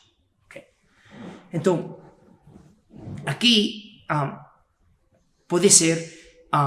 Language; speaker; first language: Portuguese; non-native, fluent; Spanish